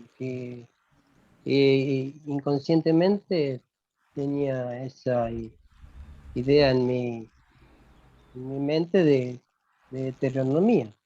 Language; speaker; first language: Portuguese; non-native, fluent; Spanish